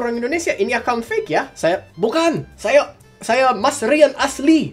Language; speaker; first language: Indonesian; non-native, fluent; English